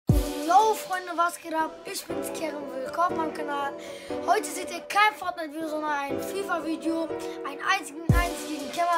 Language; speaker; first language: German; native; German